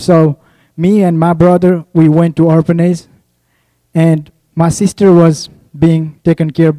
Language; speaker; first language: English; non-native, local second language; Nepali